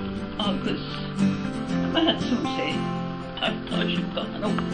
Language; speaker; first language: Irish; non-native, local second language; English